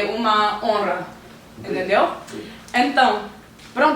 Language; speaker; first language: Portuguese; non-native, learner; English